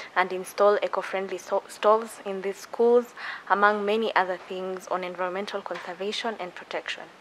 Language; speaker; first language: English; non-native, local second language; Kalenjin